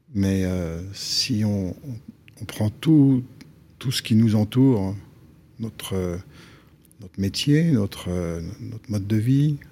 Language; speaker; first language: French; native; French